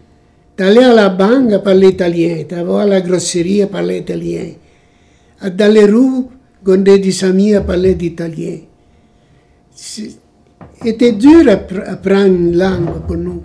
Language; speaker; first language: French; non-native, learner; Italian